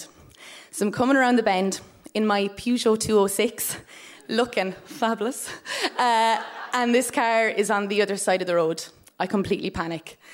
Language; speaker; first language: English; native; English